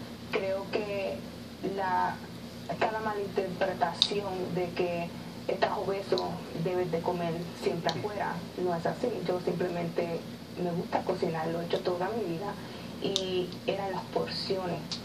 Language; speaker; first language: Spanish; early bilingual, heritage; Spanish